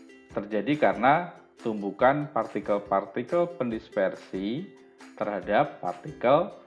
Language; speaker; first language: Indonesian; native; Indonesian